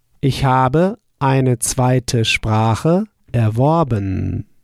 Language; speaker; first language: German; non-native, fluent; English